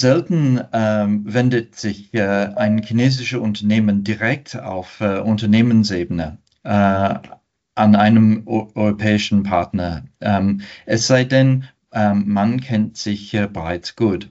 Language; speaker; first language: German; non-native, fluent; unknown